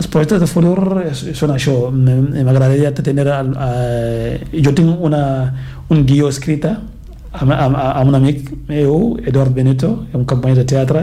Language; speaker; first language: Catalan; non-native, fluent; Fula